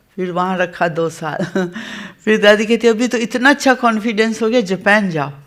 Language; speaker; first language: Hindi; non-native, local second language; Gujarati